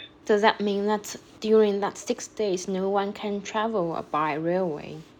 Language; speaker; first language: English; non-native, fluent; Chinese